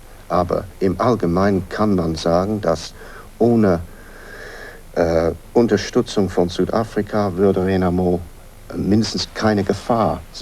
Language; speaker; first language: German; non-native, fluent; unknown